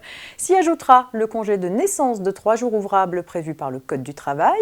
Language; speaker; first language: French; native; French